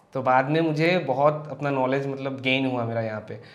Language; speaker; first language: Hindi; non-native, local second language; Assamese